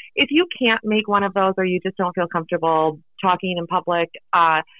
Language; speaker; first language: English; native; English